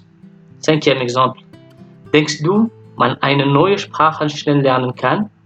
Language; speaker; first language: German; non-native, fluent; French